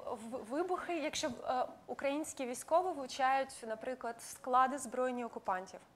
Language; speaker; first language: Ukrainian; non-native, local second language; Russian